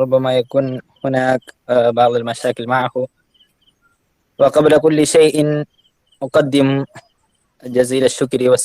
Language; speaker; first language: Arabic; non-native, fluent; Malayalam